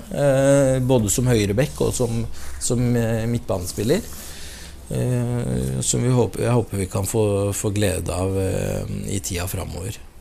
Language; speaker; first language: Norwegian; native; Norwegian